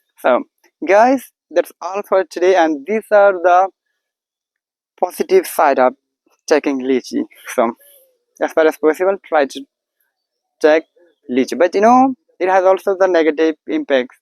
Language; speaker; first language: English; non-native, local second language; Bangla